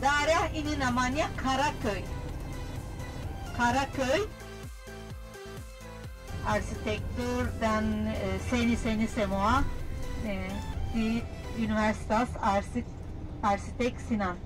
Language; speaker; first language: Indonesian; non-native, learner; Turkish